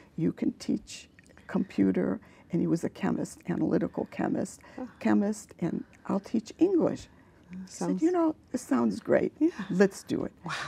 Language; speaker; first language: English; early bilingual, other home language; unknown